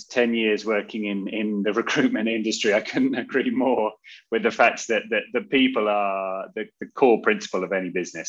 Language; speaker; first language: English; native; English